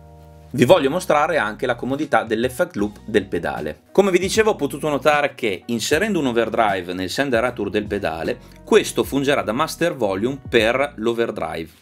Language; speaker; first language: Italian; native; Italian